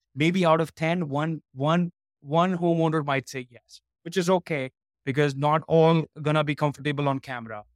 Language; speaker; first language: English; non-native, local second language; Hindi